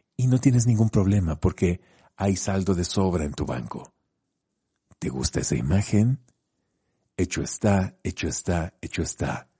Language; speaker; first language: Spanish; native; Spanish